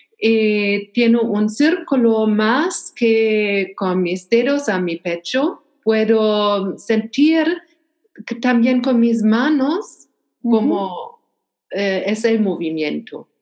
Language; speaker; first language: Spanish; non-native, learner; German